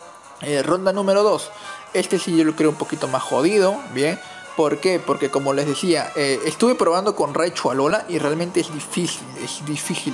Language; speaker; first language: Spanish; native; Spanish